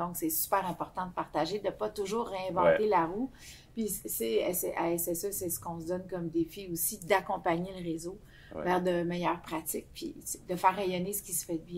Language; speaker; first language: French; native; French